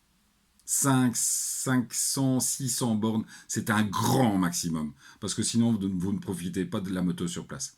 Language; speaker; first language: French; native; French